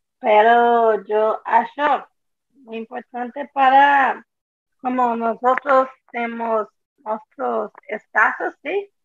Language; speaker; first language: Spanish; non-native, learner; Portuguese